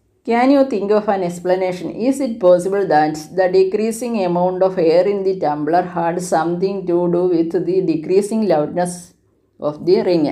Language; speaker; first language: English; non-native, local second language; Malayalam